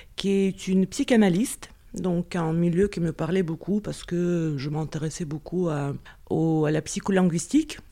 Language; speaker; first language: French; non-native, fluent; Russian